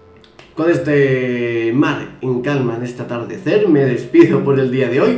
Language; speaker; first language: Spanish; native; Spanish